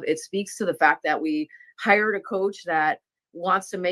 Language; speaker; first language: English; native; English